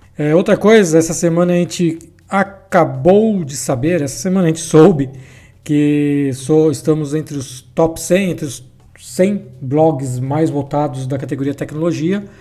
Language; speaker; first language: Portuguese; native; Portuguese